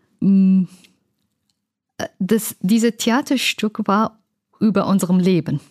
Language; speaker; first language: German; non-native, learner; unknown